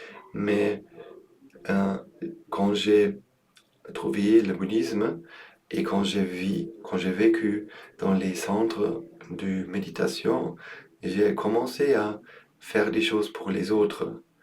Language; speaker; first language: French; non-native, learner; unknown